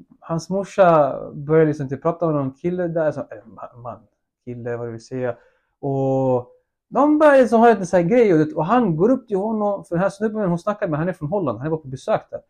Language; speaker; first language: Swedish; native; Swedish